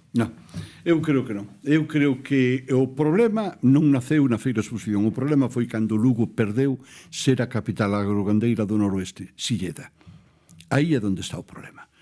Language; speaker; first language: Galician; native; Galician